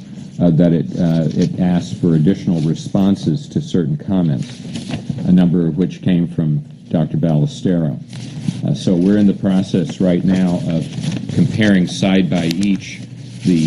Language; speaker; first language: English; native; English